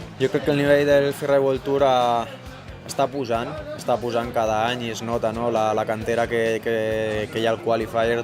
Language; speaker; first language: Catalan; non-native, local second language; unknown